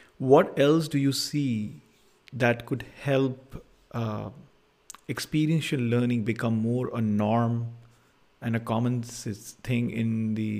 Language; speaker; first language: English; non-native, local second language; Hindi